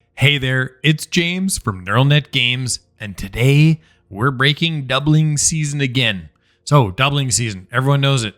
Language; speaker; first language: English; native; English